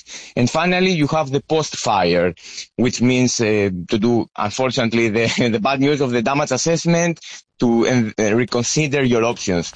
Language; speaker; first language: English; non-native, fluent; Greek